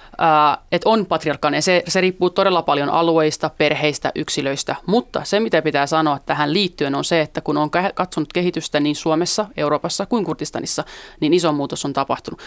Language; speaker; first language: Finnish; early bilingual, other home language; Kurdish